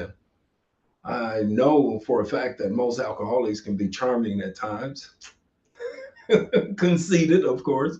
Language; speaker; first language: English; native; English